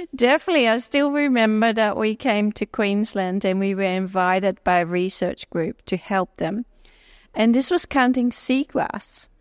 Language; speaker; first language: English; non-native, fluent; Dutch